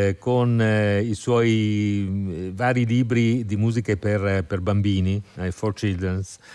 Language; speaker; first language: Italian; native; Italian